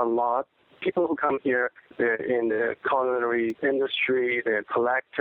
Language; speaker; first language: English; non-native, local second language; Cantonese